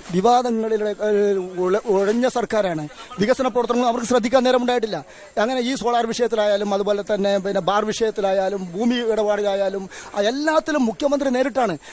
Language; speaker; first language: Malayalam; non-native, local second language; Kannada